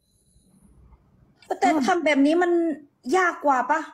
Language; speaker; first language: Thai; non-native, fluent; Korean